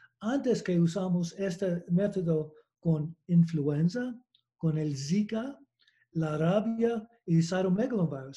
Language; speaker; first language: Spanish; non-native, learner; English